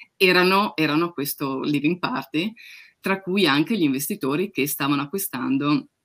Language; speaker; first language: Italian; native; Italian